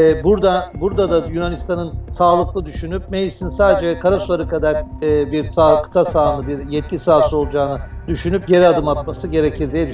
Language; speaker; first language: Turkish; native; Turkish